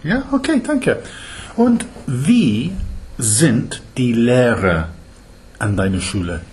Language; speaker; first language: German; non-native, fluent; English